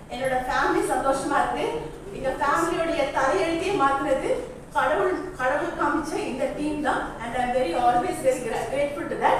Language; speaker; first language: Tamil; native; Tamil